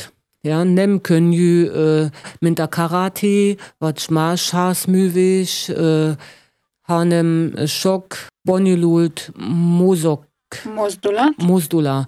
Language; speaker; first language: Hungarian; non-native, learner; German